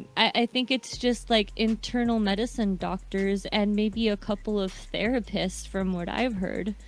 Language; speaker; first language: English; early bilingual, other home language; Spanish